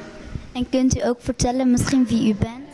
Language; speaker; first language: Dutch; early bilingual, other home language; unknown